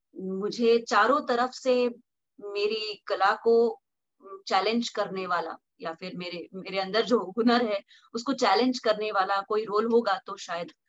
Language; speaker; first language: Hindi; non-native, local second language; Marathi